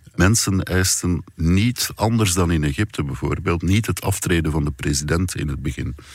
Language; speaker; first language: Dutch; native; Dutch